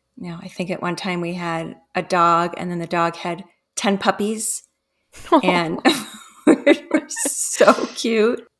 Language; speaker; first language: English; early bilingual, other home language; Spanish